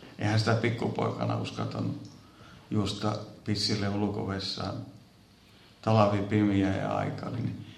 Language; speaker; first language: Finnish; native; Finnish